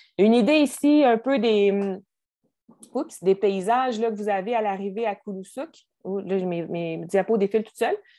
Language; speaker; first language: French; native; French